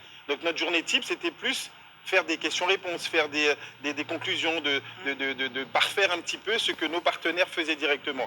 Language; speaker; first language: French; native; French